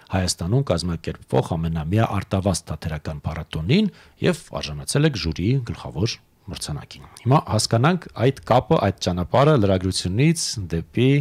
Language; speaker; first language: Armenian; native; Armenian